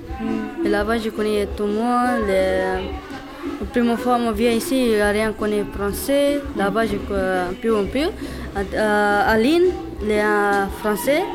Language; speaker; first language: French; non-native, learner; Romanian